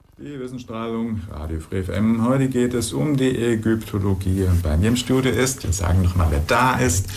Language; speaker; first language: German; native; German